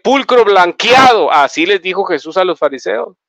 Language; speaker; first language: Spanish; native; Spanish